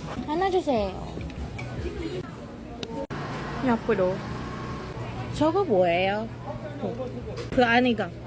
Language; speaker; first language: Korean; non-native, learner; Malay